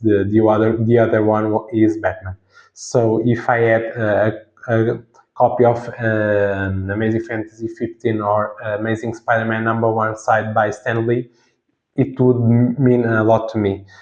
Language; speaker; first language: English; non-native, fluent; Portuguese